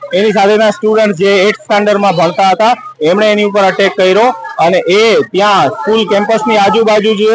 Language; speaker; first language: Gujarati; non-native, local second language; Sindhi